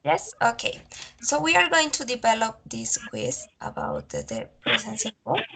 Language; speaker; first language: English; non-native, learner; Spanish